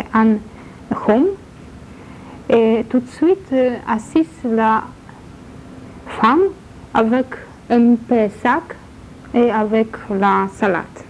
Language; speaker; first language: French; non-native, learner; Polish